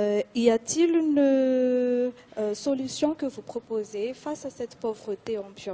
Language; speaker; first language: French; non-native, local second language; Malagasy